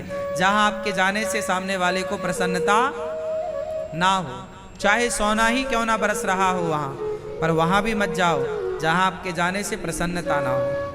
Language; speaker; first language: Hindi; native; Hindi